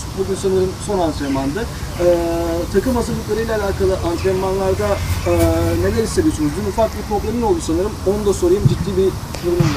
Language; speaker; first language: Turkish; native; Turkish